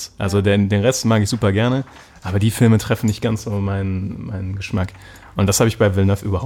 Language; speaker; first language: German; native; German